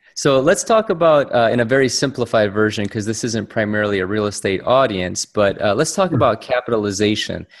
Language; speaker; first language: English; native; English